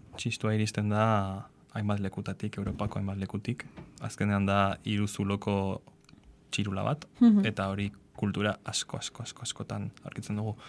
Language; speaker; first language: Basque; non-native, local second language; Spanish